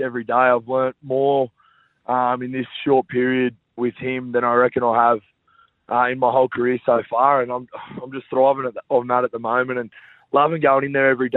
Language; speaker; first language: English; native; English